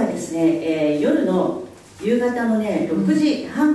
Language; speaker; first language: Japanese; native; Japanese